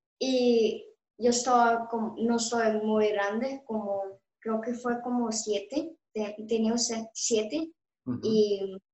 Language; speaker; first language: Spanish; early bilingual, heritage; Spanish